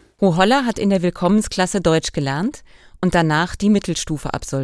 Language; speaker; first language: German; native; German